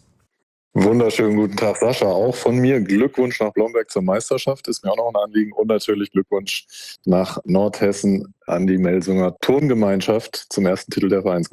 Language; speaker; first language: German; native; German